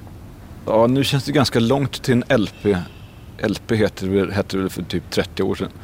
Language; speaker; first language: Swedish; native; Swedish